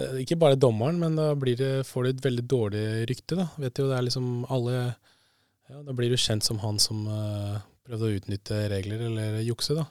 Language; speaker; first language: Norwegian; early bilingual, other home language; Spanish